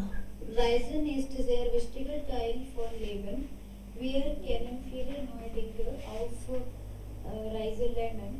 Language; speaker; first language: German; non-native, learner; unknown